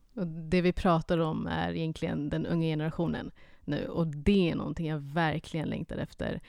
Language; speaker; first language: Swedish; early bilingual, other home language; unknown